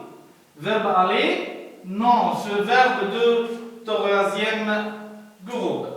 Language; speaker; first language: French; non-native, learner; Arabic